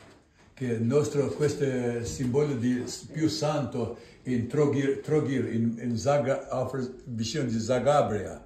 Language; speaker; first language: Italian; non-native, learner; Albanian